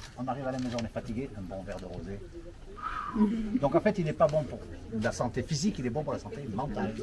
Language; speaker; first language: French; native; French